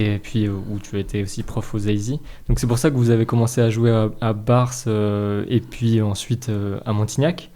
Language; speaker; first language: French; native; French